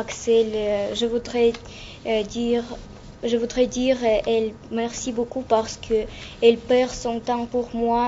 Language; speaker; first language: French; non-native, learner; Russian